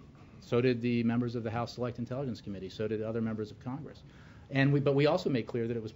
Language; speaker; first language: English; native; English